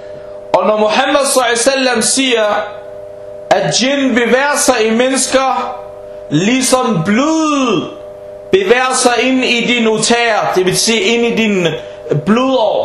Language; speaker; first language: Danish; early bilingual, heritage; Danish